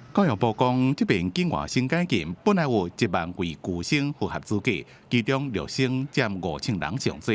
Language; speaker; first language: Chinese; native; Chinese